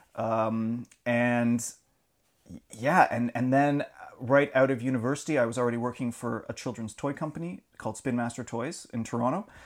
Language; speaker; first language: English; native; English